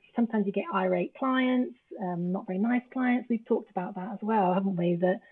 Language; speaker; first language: English; native; English